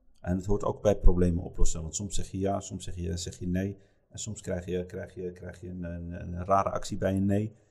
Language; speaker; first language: Dutch; early bilingual, other home language; Riffian